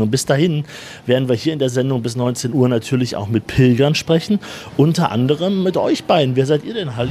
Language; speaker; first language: German; native; German